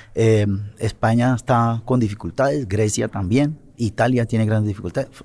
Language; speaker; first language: Spanish; native; Spanish